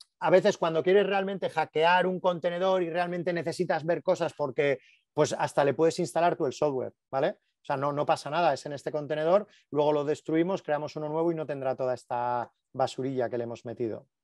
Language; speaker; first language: Spanish; native; Spanish